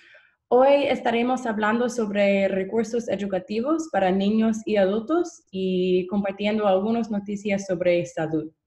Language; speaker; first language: Spanish; non-native, fluent; English